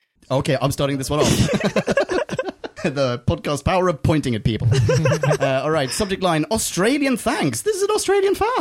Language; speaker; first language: English; native; English